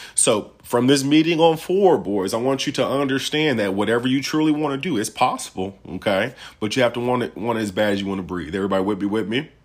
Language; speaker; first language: English; native; English